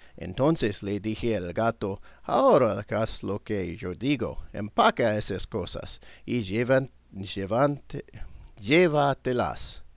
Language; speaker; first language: Spanish; non-native, learner; English